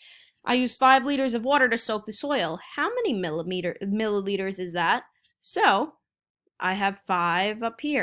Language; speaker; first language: English; native; English